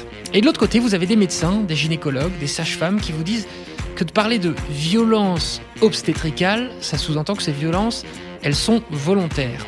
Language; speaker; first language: French; native; French